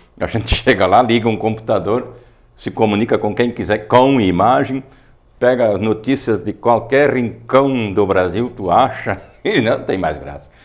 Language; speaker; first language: Portuguese; non-native, local second language; German